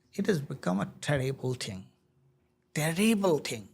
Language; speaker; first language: English; non-native, local second language; Assamese